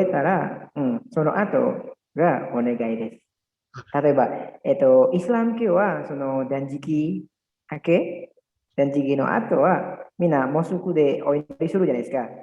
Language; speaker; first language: Japanese; non-native, learner; Indonesian